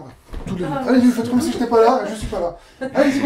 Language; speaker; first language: French; native; French